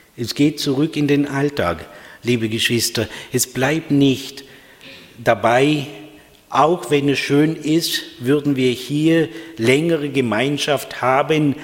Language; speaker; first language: German; non-native, fluent; Russian